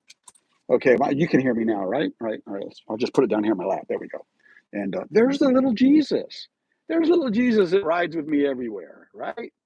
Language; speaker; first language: English; native; English